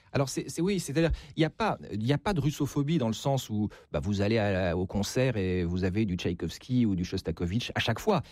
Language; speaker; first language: French; native; French